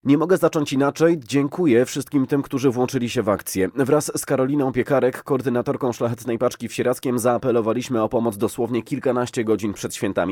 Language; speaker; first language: Polish; native; Polish